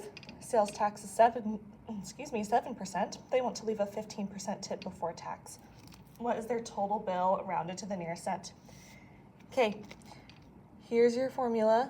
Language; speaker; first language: English; native; English